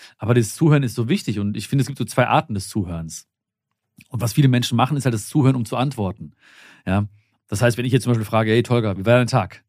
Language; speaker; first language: German; early bilingual, other home language; Malayalam